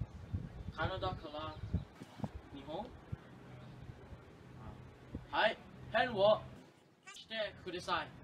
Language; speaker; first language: Japanese; non-native, learner; English